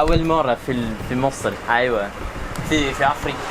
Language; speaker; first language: Arabic; non-native, learner; English